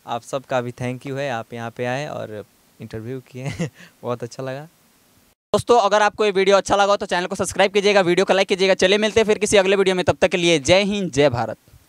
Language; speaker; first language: Hindi; non-native, local second language; Bhojpuri